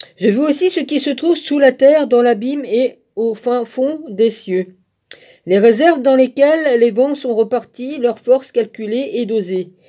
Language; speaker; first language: French; native; French